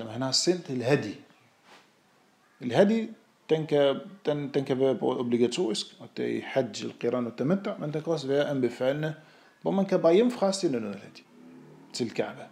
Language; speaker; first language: Danish; non-native, fluent; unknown